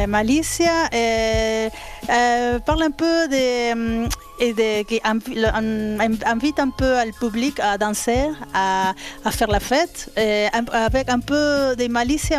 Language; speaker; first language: French; non-native, fluent; Spanish